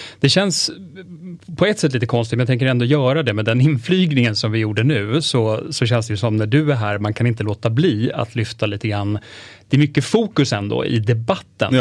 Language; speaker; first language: Swedish; native; Swedish